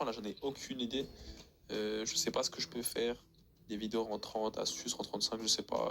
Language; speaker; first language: French; native; French